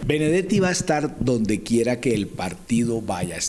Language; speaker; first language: Spanish; native; Spanish